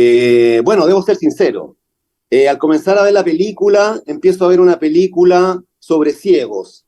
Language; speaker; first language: Spanish; native; Spanish